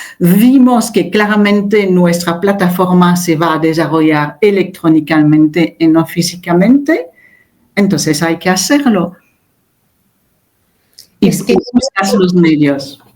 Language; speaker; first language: Spanish; non-native, fluent; French